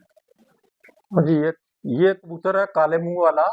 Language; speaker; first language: Hindi; non-native, local second language; Punjabi